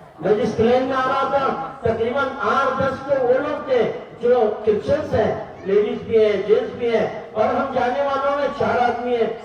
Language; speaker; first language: Urdu; native; Urdu